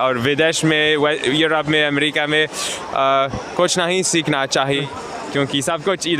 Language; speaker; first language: Hindi; non-native, learner; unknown